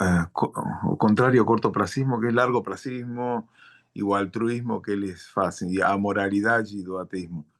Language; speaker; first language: Portuguese; non-native, learner; Spanish